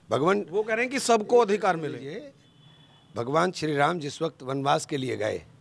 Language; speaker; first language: Hindi; native; Hindi